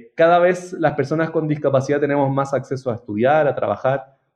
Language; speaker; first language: Spanish; native; Spanish